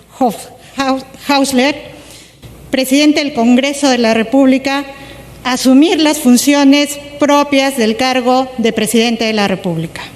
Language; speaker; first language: Spanish; native; Spanish